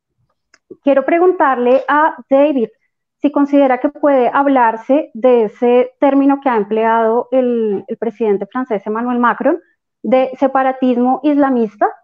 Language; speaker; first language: Spanish; native; Spanish